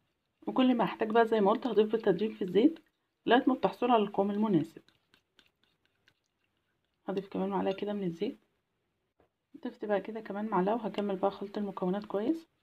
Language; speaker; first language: Arabic; native; Arabic